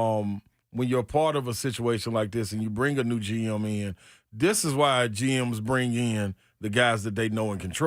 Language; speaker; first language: English; native; English